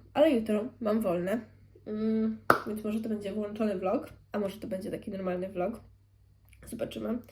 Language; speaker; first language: Polish; early bilingual, heritage; Polish